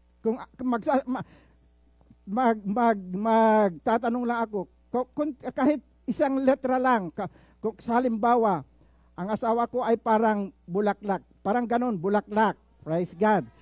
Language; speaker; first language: Filipino; non-native, local second language; Iloko